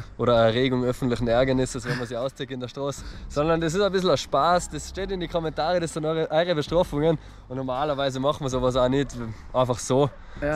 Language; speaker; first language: German; native; German